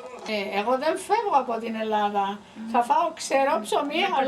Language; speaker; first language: Greek; early bilingual, heritage; Greek